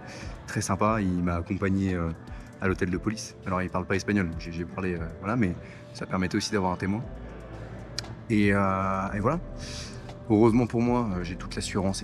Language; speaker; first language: French; native; French